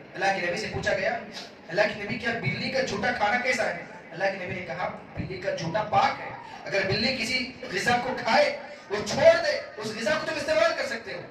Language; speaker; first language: Urdu; native; Urdu